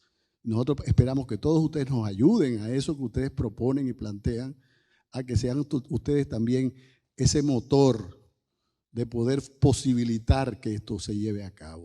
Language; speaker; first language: Spanish; native; Spanish